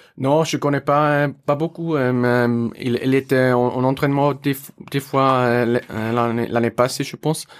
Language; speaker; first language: French; non-native, learner; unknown